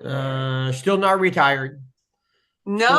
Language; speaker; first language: English; native; English